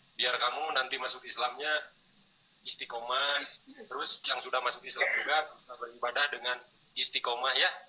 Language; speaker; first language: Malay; non-native, local second language; Sundanese